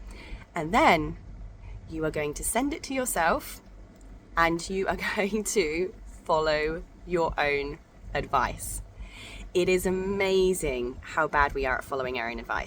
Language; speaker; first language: English; native; English